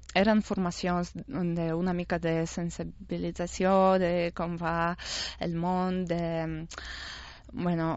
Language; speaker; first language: Catalan; non-native, fluent; Russian